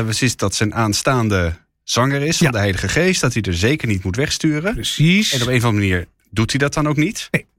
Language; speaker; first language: Dutch; native; Dutch